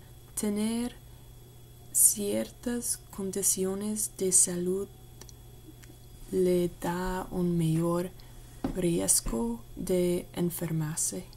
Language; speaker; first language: Spanish; non-native, learner; English